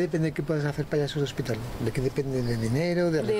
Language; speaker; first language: Spanish; native; Spanish